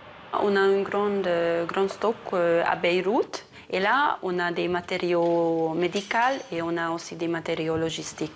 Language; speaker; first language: French; non-native, fluent; Hungarian